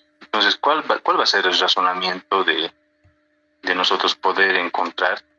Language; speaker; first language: Spanish; native; Spanish